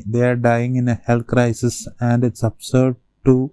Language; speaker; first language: English; non-native, local second language; Malayalam